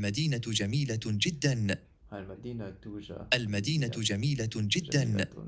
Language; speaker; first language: Arabic; non-native, learner; English